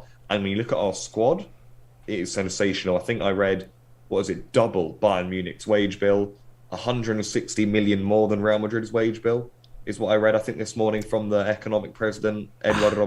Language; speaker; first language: English; native; English